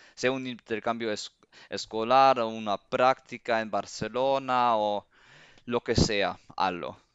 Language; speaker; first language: Spanish; early bilingual, heritage; Spanish